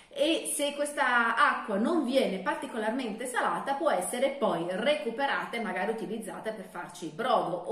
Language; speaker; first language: Italian; native; Italian